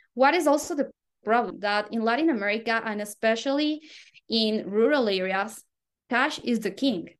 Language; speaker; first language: English; non-native, fluent; Spanish